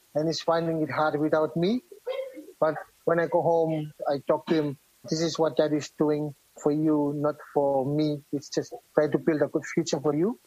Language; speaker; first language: English; non-native, fluent; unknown